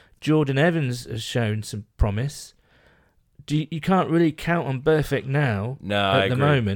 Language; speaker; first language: English; native; English